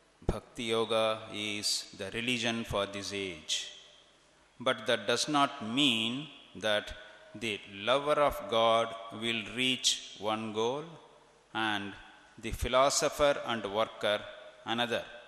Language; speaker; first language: English; non-native, local second language; Tamil